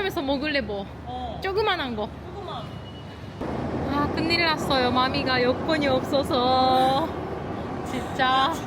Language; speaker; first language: Korean; non-native, learner; Japanese